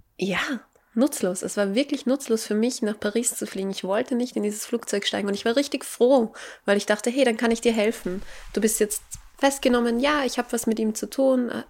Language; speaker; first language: German; native; German